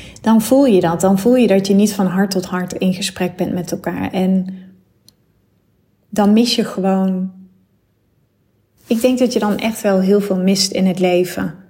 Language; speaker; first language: Dutch; native; Dutch